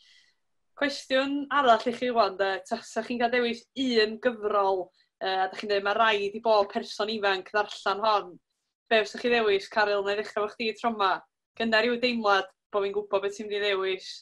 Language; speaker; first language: Welsh; native; Welsh